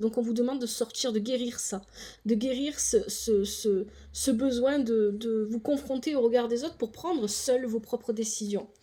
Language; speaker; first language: French; native; French